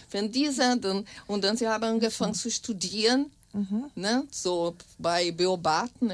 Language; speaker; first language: German; non-native, learner; Portuguese